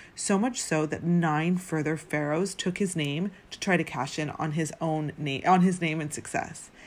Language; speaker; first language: English; native; English